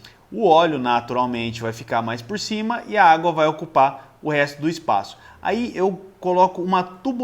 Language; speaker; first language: Portuguese; native; Portuguese